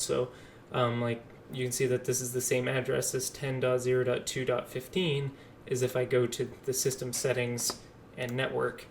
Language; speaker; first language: English; native; English